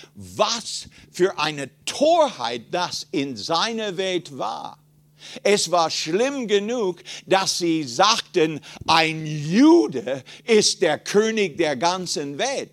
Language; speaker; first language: German; non-native, fluent; English